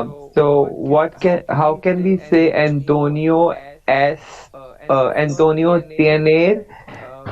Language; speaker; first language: Spanish; non-native, learner; English